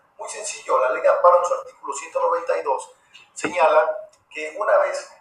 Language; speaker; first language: Spanish; native; Spanish